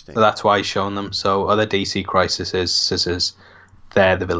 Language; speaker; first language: English; native; English